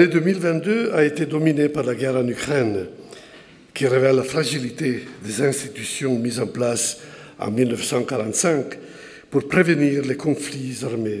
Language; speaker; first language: French; non-native, fluent; Italian